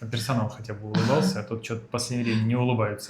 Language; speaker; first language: Russian; native; Russian